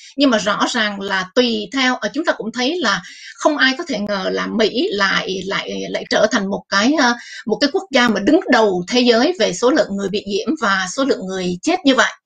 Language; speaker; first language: Vietnamese; native; Vietnamese